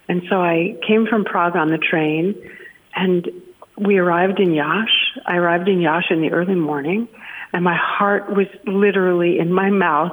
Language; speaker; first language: English; native; English